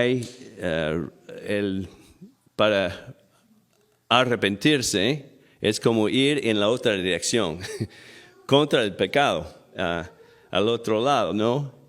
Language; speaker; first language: Spanish; non-native, fluent; English